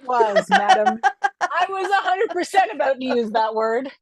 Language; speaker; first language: English; native; English